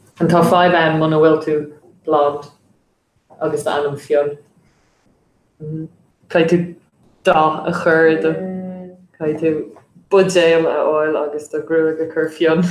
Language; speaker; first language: Irish; non-native, fluent; English